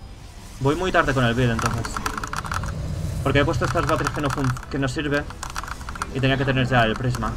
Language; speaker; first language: Spanish; native; Spanish